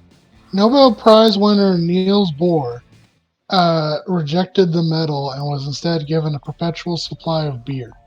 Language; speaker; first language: English; native; English